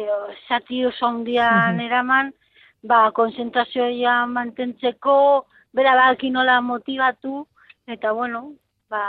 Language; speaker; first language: Basque; non-native, local second language; Spanish